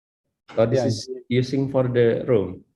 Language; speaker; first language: English; non-native, learner; Indonesian